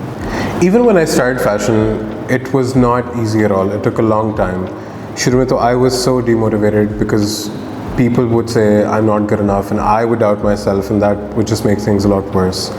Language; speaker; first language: English; non-native, local second language; Urdu